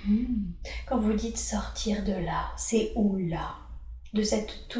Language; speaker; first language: French; native; French